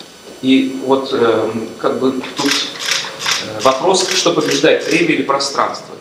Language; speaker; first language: Russian; native; Russian